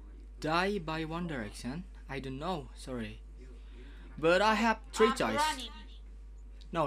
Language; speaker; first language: English; non-native, learner; Indonesian